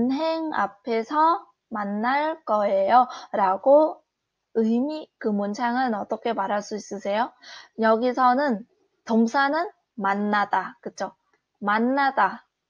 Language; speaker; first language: Korean; non-native, fluent; Vietnamese